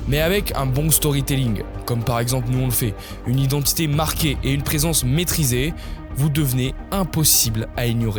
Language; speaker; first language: French; native; French